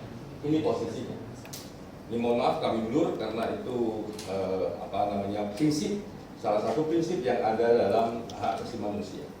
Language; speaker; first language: Indonesian; native; Indonesian